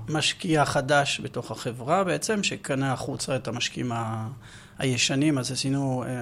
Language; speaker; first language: Hebrew; early bilingual, heritage; French